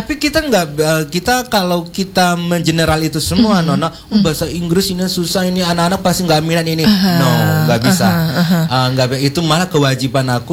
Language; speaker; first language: Indonesian; non-native, local second language; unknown